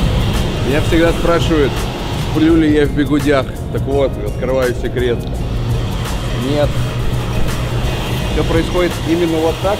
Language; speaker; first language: Russian; native; Russian